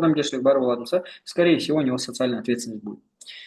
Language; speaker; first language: Russian; non-native, local second language; Kazakh